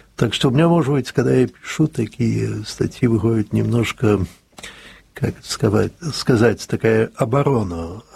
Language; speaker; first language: Russian; early bilingual, heritage; Russian